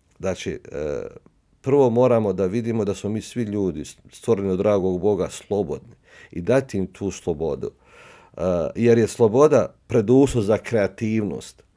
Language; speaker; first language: Bosnian; native; Bosnian